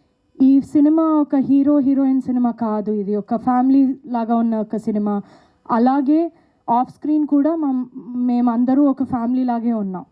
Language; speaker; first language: Telugu; non-native, local second language; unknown